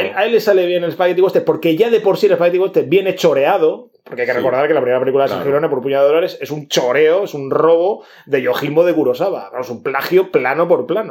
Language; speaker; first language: Spanish; native; Spanish